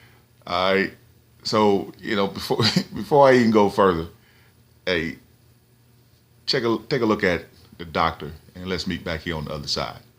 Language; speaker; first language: English; native; English